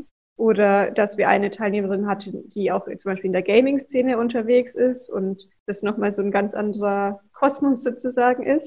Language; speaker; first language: German; native; German